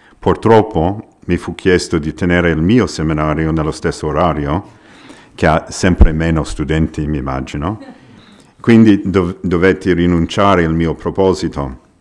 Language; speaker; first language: Italian; non-native, fluent; English